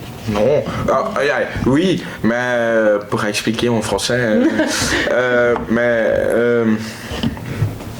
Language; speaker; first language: French; non-native, learner; Dutch